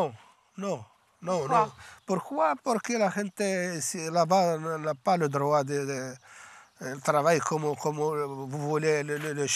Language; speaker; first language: French; non-native, learner; Arabic